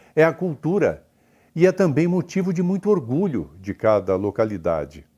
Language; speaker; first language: Portuguese; native; Portuguese